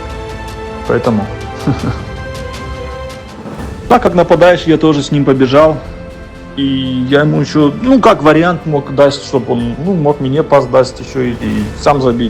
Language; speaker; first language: Russian; early bilingual, heritage; German